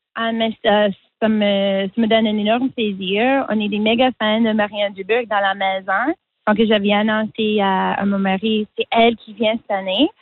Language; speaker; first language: French; non-native, local second language; English